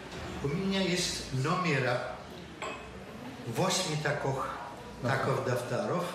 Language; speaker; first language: Russian; non-native, fluent; Polish